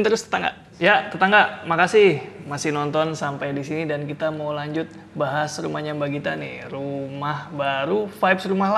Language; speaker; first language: Indonesian; native; Indonesian